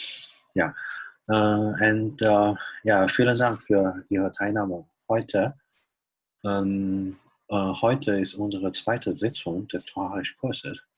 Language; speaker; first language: German; non-native, fluent; Chinese